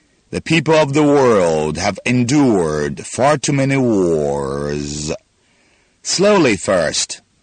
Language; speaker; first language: English; non-native, fluent; Chinese